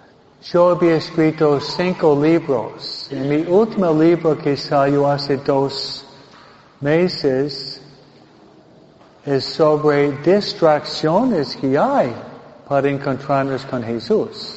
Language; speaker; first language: Spanish; non-native, fluent; English